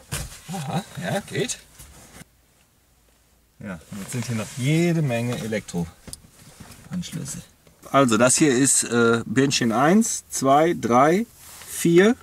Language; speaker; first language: German; native; German